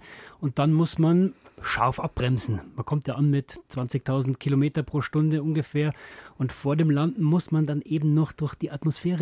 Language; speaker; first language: German; native; German